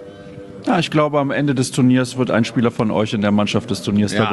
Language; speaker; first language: German; native; German